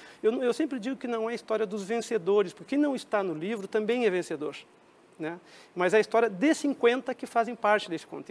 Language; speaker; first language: Portuguese; native; Portuguese